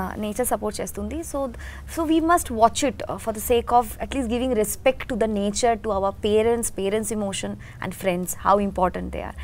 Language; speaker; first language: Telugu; non-native, learner; Bangla